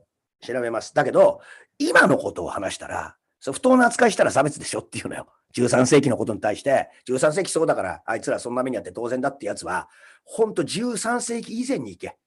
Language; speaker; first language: Japanese; native; Japanese